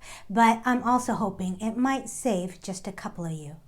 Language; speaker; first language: English; native; English